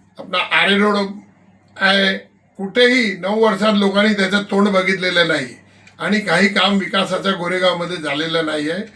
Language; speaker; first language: Marathi; non-native, local second language; Gujarati